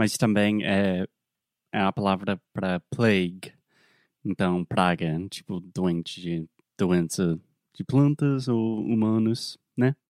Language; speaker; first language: Portuguese; non-native, fluent; English